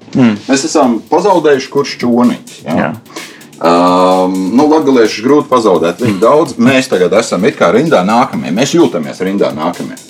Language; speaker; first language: Latvian; native; Latvian